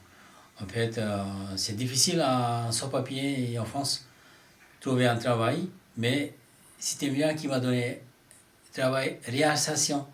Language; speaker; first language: French; non-native, learner; Bangla